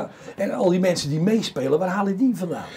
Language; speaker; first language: Dutch; native; Dutch